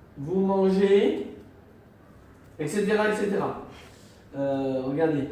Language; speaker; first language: French; non-native, fluent; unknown